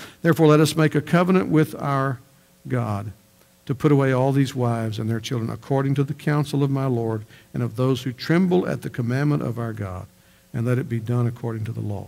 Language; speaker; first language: English; native; English